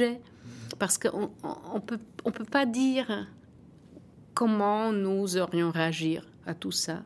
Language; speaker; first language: French; non-native, fluent; Polish